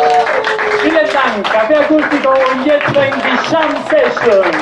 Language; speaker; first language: German; non-native, learner; Spanish